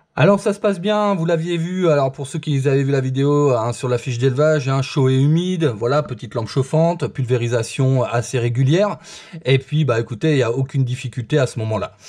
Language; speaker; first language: French; native; French